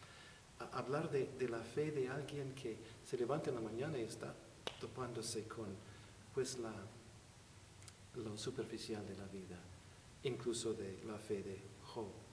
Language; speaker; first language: Spanish; non-native, fluent; English